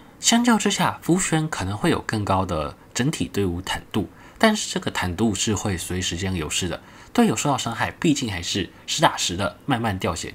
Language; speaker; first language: Chinese; native; Chinese